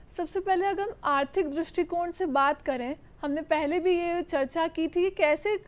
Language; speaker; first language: Hindi; native; Hindi